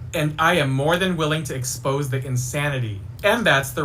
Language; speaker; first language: English; native; English